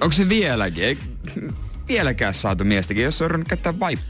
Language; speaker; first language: Finnish; native; Finnish